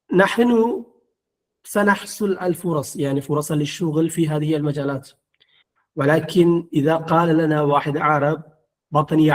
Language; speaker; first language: Arabic; non-native, fluent; Malayalam